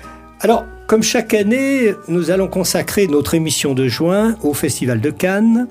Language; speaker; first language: French; native; French